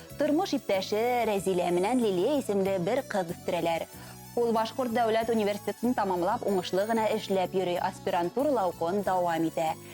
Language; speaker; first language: Tatar; non-native, local second language; Bashkir